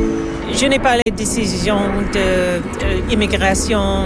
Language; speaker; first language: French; non-native, learner; English